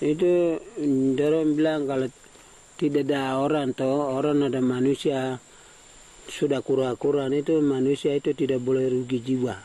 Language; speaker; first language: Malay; non-native, local second language; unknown